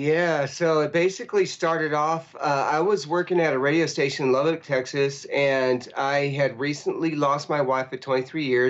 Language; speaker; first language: English; native; English